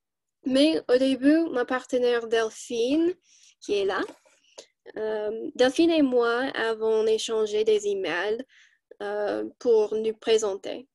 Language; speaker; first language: French; non-native, learner; English